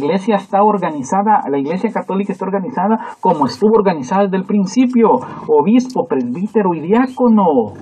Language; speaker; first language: Spanish; native; Spanish